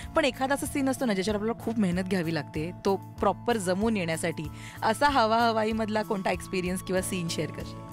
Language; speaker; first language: Marathi; native; Marathi